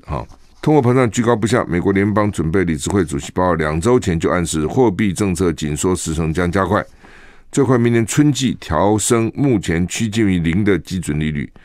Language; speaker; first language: Chinese; native; Chinese